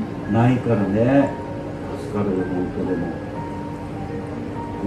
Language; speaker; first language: Japanese; native; Japanese